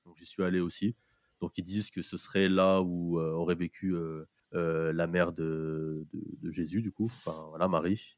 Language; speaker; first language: French; native; French